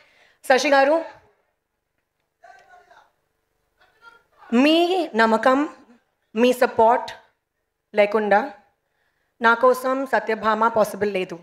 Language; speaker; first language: Telugu; non-native, learner; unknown